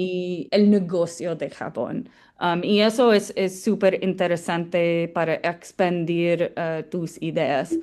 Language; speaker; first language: Spanish; non-native, fluent; English